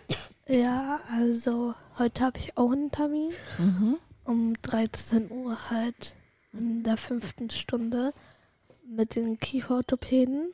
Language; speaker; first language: German; early bilingual, other home language; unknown